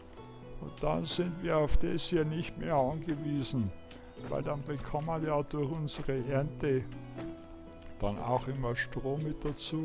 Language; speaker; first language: German; native; German